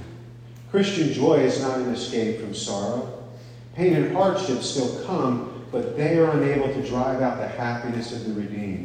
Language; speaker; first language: English; native; English